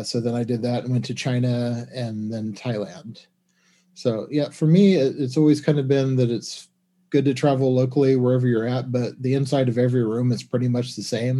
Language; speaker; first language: English; native; English